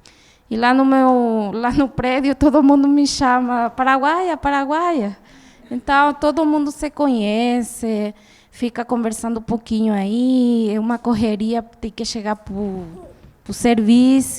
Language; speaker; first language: Portuguese; non-native, fluent; Guarani